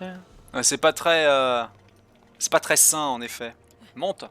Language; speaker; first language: French; native; French